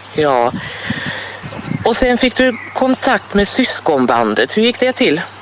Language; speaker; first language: Swedish; native; Swedish